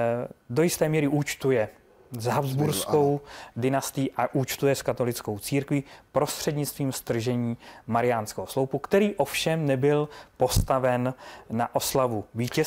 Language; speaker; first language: Czech; native; Czech